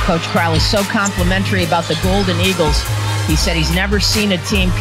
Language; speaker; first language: English; native; English